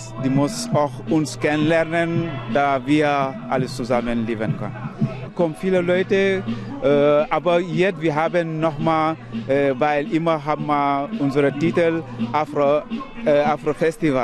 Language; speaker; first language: German; non-native, learner; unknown